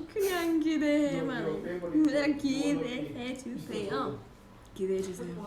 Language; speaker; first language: Korean; non-native, learner; English